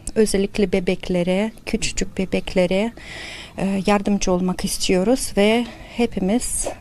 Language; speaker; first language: Turkish; non-native, fluent; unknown